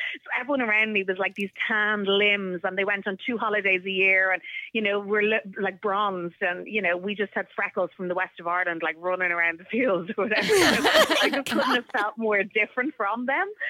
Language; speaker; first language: English; native; English